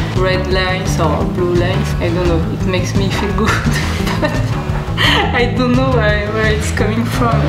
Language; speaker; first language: English; non-native, learner; French